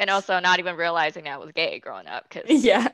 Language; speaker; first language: English; native; English